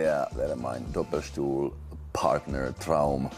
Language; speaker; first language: German; non-native, learner; Finnish